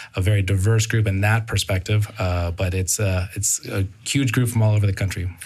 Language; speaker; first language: English; native; English